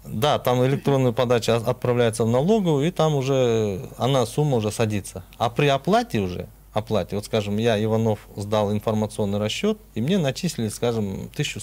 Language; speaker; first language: Russian; non-native, local second language; Kyrgyz